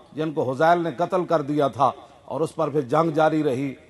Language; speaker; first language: Urdu; non-native, local second language; Punjabi